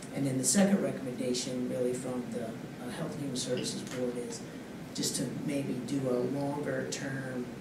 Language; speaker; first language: English; native; English